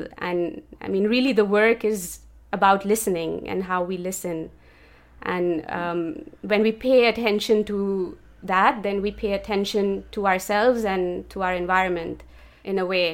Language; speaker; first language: English; non-native, local second language; Urdu